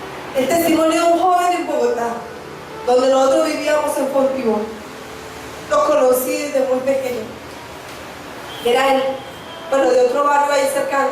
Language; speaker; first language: Spanish; native; Spanish